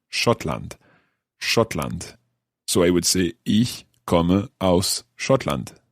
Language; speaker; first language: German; non-native, learner; English